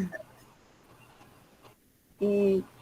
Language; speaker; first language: Spanish; native; Spanish